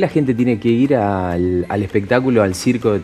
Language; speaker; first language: Spanish; native; Spanish